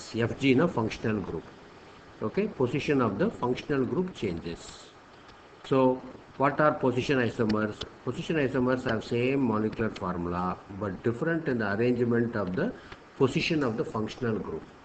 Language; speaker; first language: English; non-native, local second language; Tamil